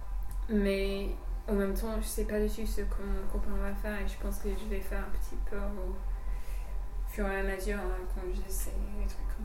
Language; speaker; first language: French; non-native, fluent; English